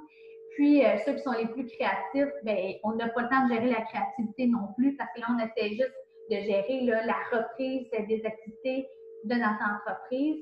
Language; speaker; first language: French; native; French